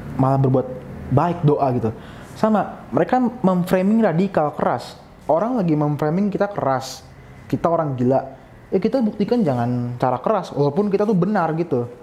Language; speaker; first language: Indonesian; native; Indonesian